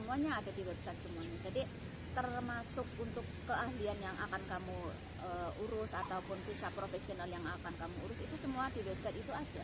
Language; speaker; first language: Indonesian; native; Indonesian